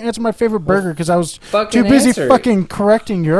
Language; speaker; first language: English; native; English